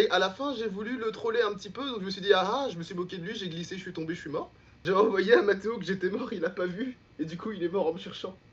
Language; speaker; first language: French; native; French